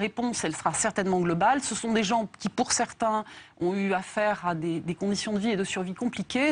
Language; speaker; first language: French; native; French